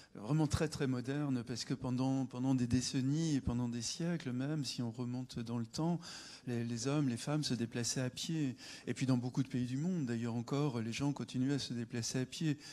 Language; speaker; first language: French; native; French